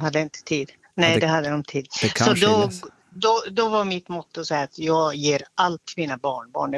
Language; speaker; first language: Swedish; native; Swedish